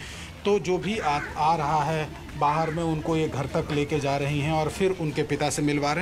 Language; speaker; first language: Hindi; native; Hindi